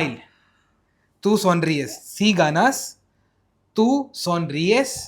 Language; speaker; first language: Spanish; non-native, learner; Hindi